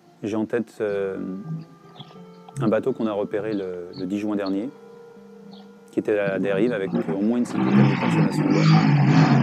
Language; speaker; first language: French; native; French